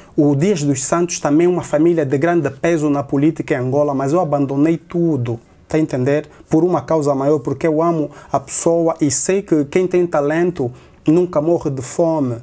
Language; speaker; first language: Portuguese; native; Portuguese